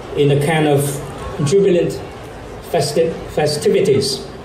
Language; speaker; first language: English; non-native, fluent; Chinese